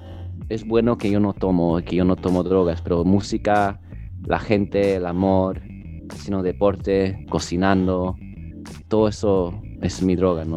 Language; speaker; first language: Spanish; early bilingual, heritage; English